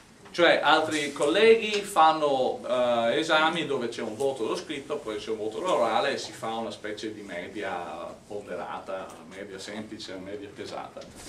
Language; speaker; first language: Italian; non-native, fluent; English